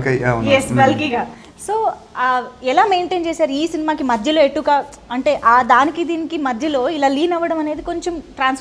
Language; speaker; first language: Telugu; native; Telugu